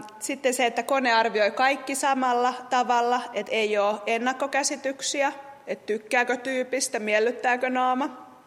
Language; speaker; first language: Finnish; native; Finnish